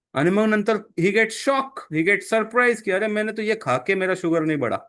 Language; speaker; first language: Hindi; non-native, local second language; Marathi